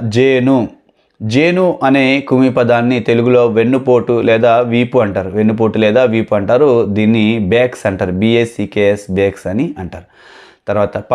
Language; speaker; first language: Telugu; non-native, local second language; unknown